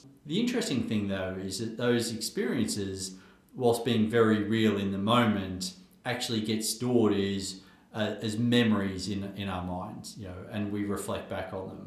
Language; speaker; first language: English; native; English